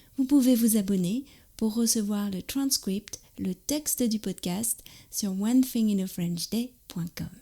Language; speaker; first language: French; native; French